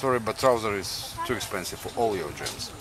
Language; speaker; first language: English; non-native, learner; Russian